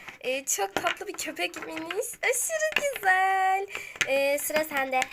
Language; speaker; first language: Turkish; native; Turkish